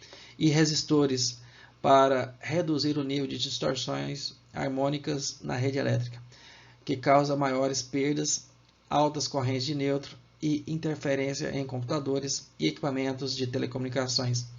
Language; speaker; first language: Portuguese; native; Portuguese